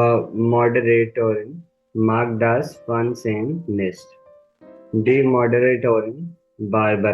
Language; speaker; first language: German; non-native, learner; Hindi